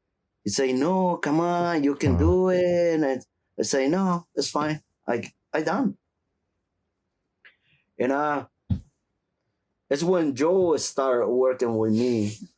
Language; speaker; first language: English; non-native, learner; Spanish